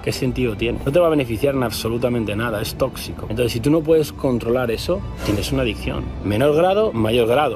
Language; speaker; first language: Spanish; native; Spanish